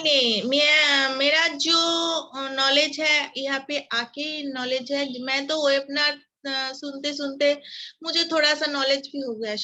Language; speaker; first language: Hindi; non-native, local second language; Bangla